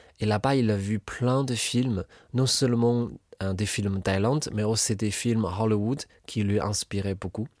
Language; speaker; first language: French; non-native, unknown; Chinese